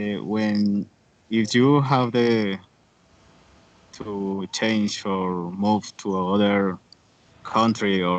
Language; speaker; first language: English; non-native, learner; Spanish